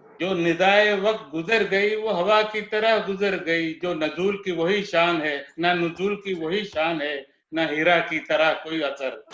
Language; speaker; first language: Urdu; non-native, local second language; Gujarati